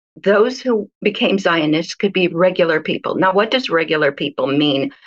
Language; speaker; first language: English; early bilingual, other home language; Hebrew